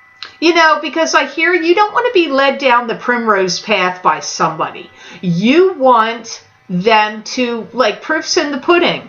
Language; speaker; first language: English; native; English